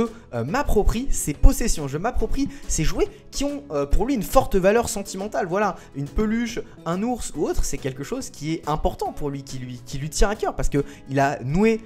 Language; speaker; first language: French; native; French